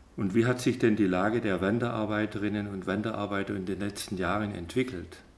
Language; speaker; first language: German; native; German